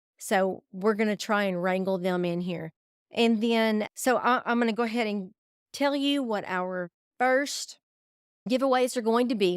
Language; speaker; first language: English; native; English